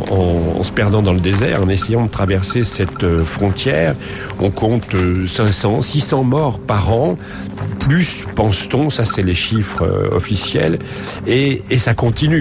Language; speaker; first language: French; native; French